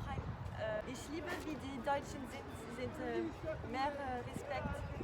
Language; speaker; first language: German; non-native, learner; French